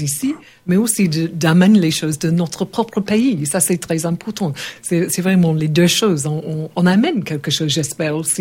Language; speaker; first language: French; non-native, learner; English